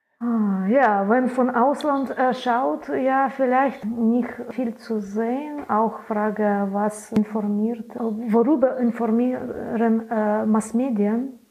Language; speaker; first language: German; non-native, learner; Belarusian